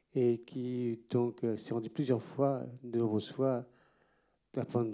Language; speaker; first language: French; native; French